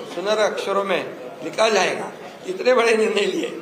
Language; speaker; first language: Hindi; non-native, local second language; Marathi